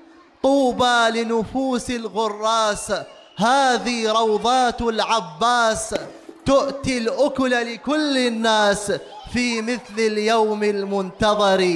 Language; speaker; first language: Arabic; native; Arabic